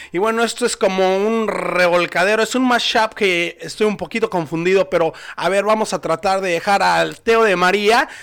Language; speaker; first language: Spanish; native; Spanish